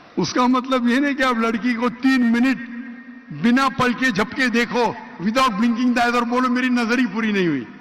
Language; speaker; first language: Urdu; non-native, local second language; Konkani